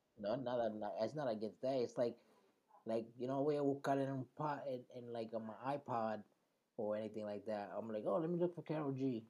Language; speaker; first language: English; early bilingual, other home language; Spanish